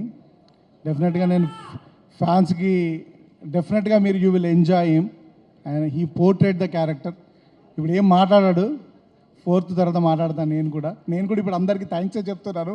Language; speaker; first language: Telugu; native; Telugu